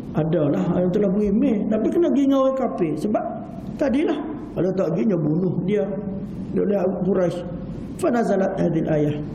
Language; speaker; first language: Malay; early bilingual, heritage; Malay